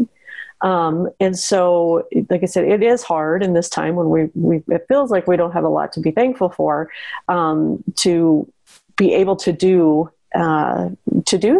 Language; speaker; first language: English; native; English